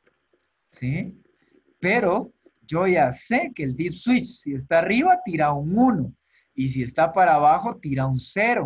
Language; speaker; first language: Spanish; native; Spanish